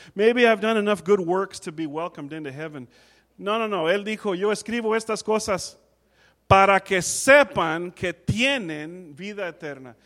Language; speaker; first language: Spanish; non-native, fluent; English